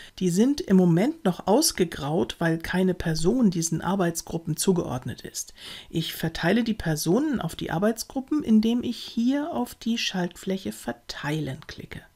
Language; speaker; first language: German; native; German